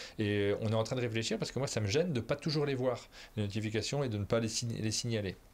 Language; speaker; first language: French; native; French